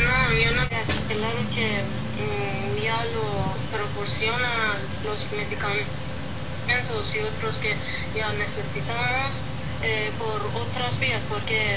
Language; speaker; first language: Spanish; non-native, learner; Persian